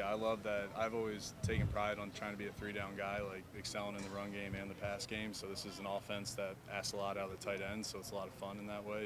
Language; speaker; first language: English; native; English